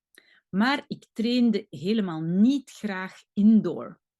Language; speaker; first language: Dutch; non-native, local second language; French